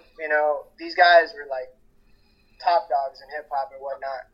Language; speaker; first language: English; early bilingual, other home language; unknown